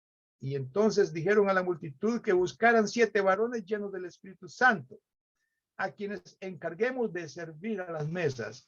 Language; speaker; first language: Spanish; native; Spanish